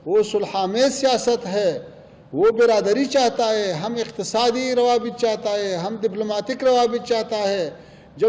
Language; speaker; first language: Hindi; non-native, fluent; Pashto